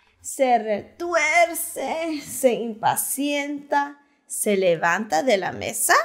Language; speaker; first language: Spanish; early bilingual, heritage; Spanish